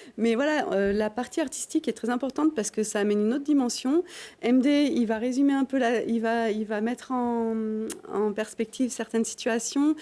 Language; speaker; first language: French; native; French